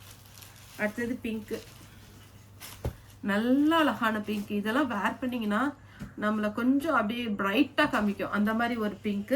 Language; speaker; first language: Tamil; native; Tamil